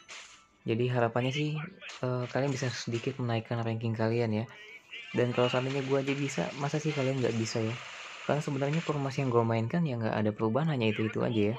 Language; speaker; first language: Indonesian; native; Indonesian